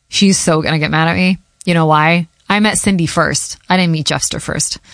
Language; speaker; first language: English; early bilingual, other home language; Portuguese